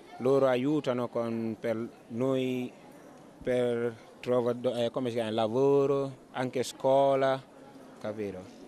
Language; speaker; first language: Italian; non-native, learner; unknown